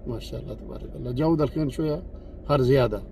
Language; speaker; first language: Arabic; non-native, learner; Urdu